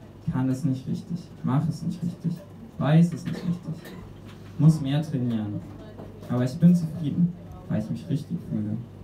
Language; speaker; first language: German; native; German